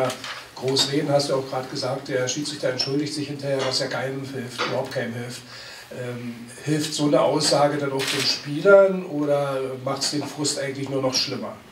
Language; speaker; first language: German; native; German